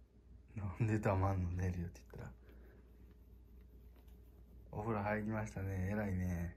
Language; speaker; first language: Japanese; native; Japanese